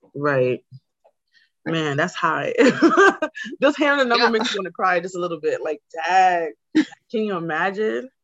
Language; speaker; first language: English; native; English